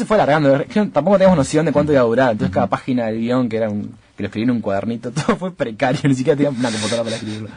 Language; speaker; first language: Spanish; native; Spanish